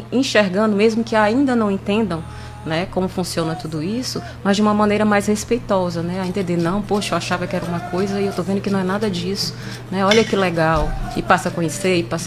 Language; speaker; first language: Portuguese; native; Portuguese